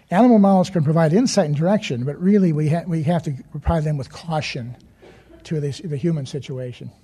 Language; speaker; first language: English; native; English